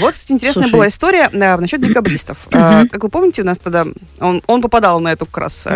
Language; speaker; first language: Russian; native; Russian